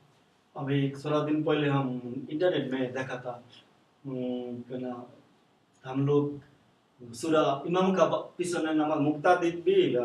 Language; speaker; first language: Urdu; non-native, learner; Bangla